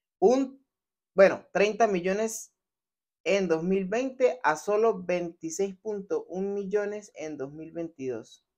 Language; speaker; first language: Spanish; native; Spanish